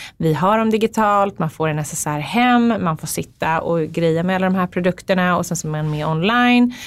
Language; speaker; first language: Swedish; native; Swedish